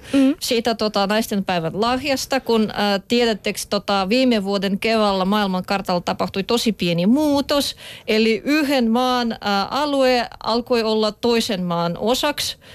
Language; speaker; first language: Finnish; non-native, fluent; Russian